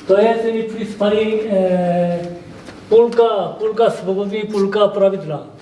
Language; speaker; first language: Czech; non-native, learner; Korean